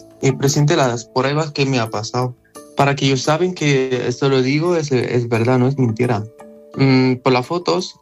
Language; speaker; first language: Spanish; non-native, learner; Arabic